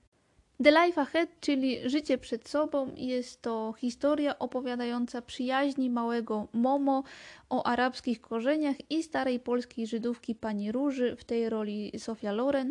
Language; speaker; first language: Polish; native; Polish